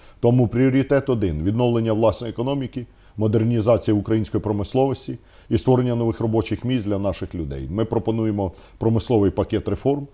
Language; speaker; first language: Ukrainian; native; Ukrainian